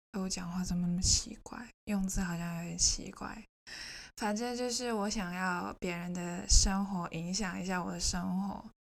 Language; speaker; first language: Chinese; non-native, local second language; Cantonese